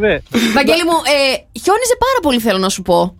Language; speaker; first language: Greek; native; Greek